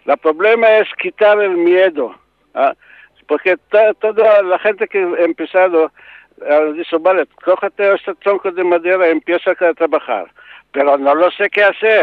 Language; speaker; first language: Spanish; non-native, learner; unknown